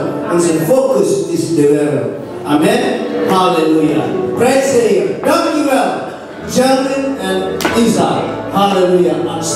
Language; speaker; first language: Dutch; non-native, fluent; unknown